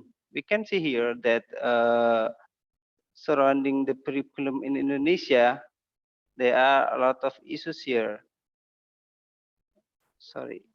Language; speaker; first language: English; non-native, learner; Indonesian